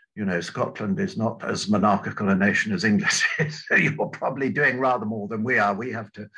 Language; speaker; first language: English; native; English